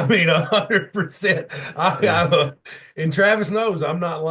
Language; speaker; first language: English; native; English